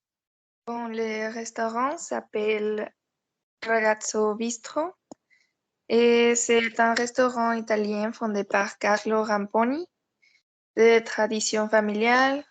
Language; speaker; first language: French; non-native, learner; Spanish